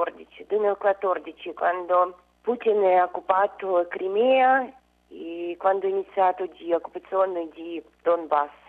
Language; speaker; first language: Italian; non-native, learner; Russian